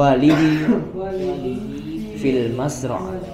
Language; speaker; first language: Arabic; non-native, learner; Indonesian